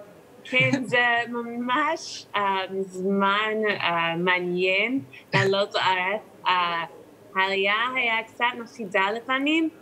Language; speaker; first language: Hebrew; non-native, learner; English